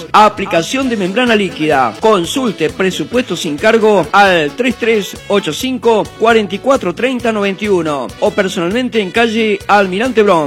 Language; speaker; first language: Spanish; native; Spanish